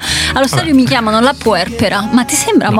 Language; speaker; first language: Italian; native; Italian